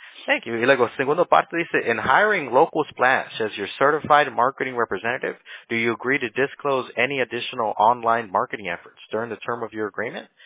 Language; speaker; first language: English; early bilingual, other home language; Spanish